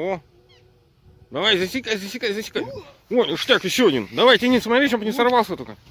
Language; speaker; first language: Russian; native; Russian